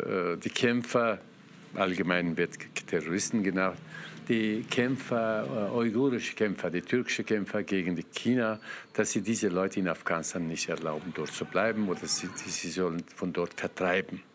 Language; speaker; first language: German; non-native, fluent; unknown